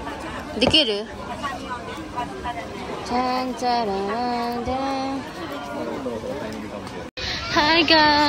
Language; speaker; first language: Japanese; non-native, learner; Filipino